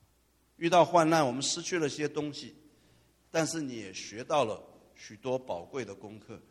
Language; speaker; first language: Chinese; native; Chinese